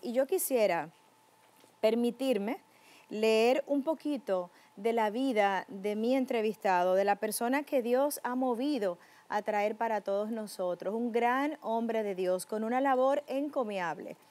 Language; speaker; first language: Spanish; native; Spanish